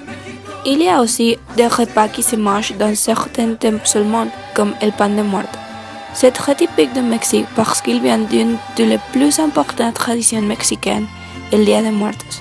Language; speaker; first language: French; non-native, learner; Spanish